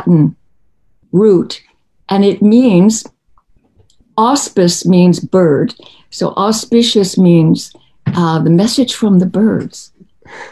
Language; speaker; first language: English; native; English